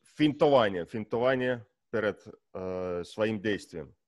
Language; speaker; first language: Russian; non-native, learner; Estonian